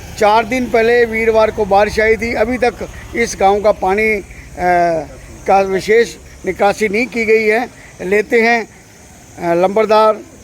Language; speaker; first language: Hindi; non-native, local second language; Punjabi